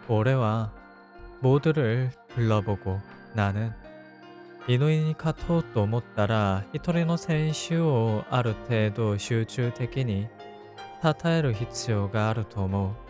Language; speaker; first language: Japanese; non-native, learner; Korean